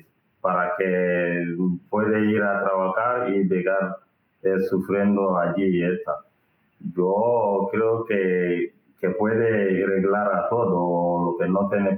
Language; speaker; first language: Spanish; non-native, learner; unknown